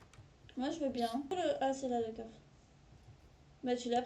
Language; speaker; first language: French; native; French